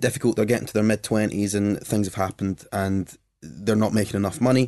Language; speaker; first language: English; native; English